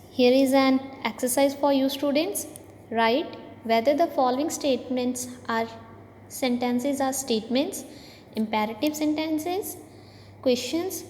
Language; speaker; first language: English; non-native, local second language; Punjabi